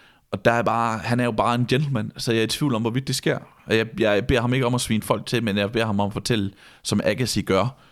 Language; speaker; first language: Danish; native; Danish